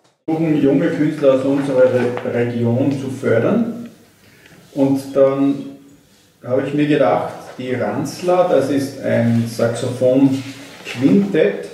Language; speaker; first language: German; native; German